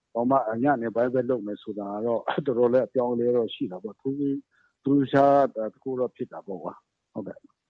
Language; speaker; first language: Burmese; non-native, local second language; Kachin